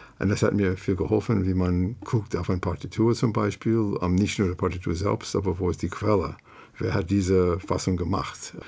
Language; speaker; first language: German; non-native, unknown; English